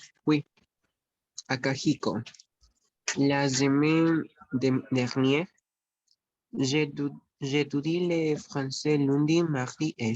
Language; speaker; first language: French; non-native, learner; Spanish